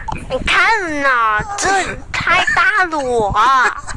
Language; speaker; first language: Chinese; non-native, fluent; Vietnamese